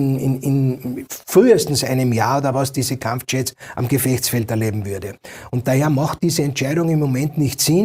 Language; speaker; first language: German; native; German